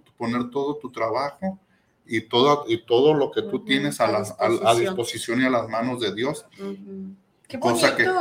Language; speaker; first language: Spanish; native; Spanish